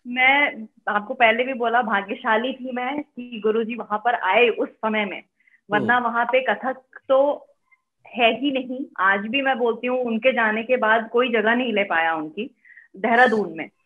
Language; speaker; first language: Hindi; native; Hindi